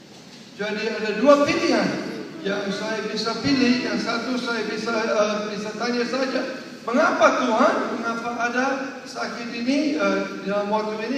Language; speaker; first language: Indonesian; non-native, learner; English